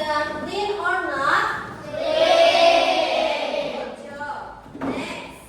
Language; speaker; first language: English; non-native, learner; Indonesian